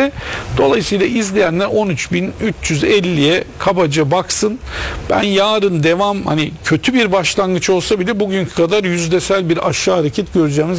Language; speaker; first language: Turkish; native; Turkish